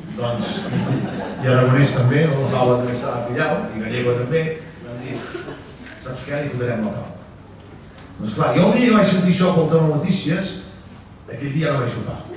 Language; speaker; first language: Catalan; native; Catalan